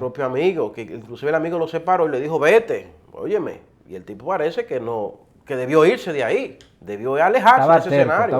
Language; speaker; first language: Spanish; native; Spanish